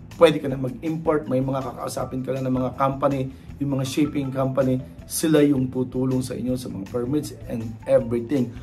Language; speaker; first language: Filipino; native; Filipino